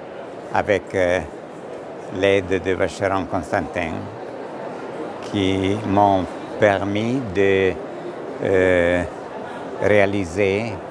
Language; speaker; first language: French; non-native, learner; Italian